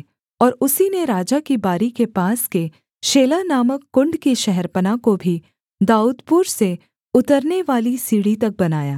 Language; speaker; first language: Hindi; native; Hindi